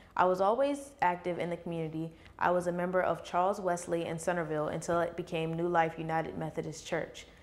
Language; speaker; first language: English; native; English